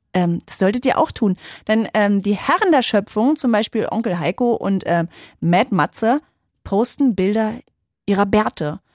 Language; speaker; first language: German; native; German